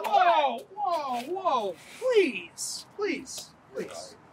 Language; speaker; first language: English; native; English